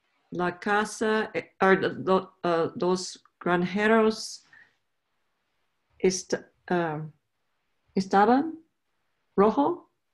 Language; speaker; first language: Spanish; non-native, learner; English